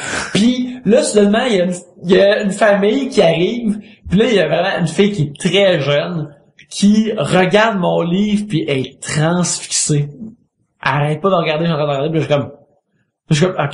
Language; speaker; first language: French; native; French